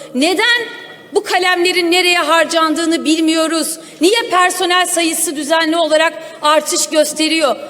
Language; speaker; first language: Turkish; non-native, local second language; Kurdish